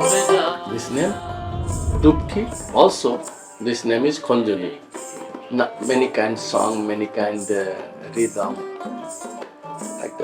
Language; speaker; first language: English; non-native, learner; Bangla